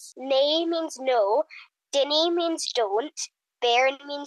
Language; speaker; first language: English; native; English